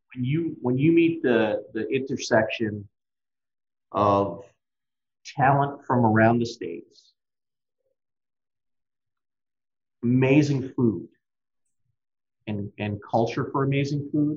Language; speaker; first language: English; native; English